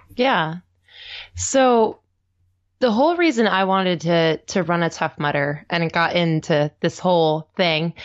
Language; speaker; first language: English; native; English